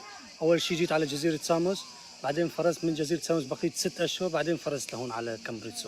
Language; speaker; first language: Arabic; native; Arabic